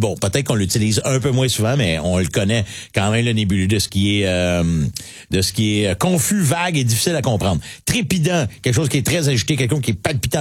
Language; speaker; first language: French; native; French